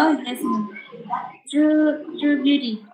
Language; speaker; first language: English; non-native, learner; Indonesian